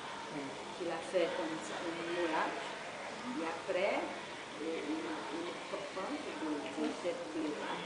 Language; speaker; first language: French; non-native, learner; Portuguese